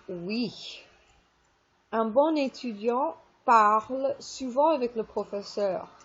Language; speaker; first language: French; non-native, fluent; English